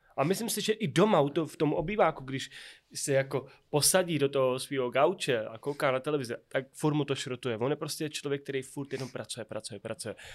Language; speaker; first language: Czech; native; Czech